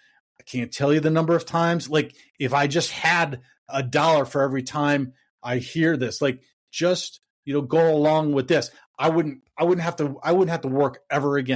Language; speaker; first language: English; native; English